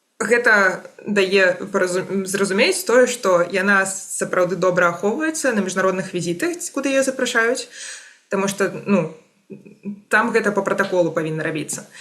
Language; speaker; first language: Belarusian; non-native, local second language; Russian